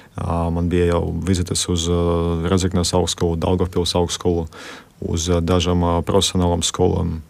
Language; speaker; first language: Latvian; non-native, local second language; Russian